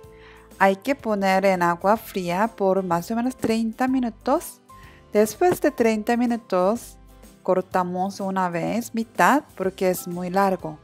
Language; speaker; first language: Spanish; non-native, learner; Korean